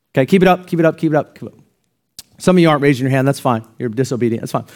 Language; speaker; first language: English; native; English